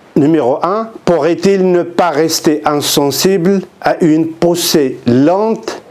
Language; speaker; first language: French; non-native, local second language; Arabic